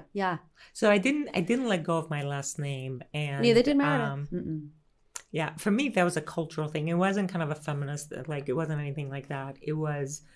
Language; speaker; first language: English; early bilingual, other home language; Greek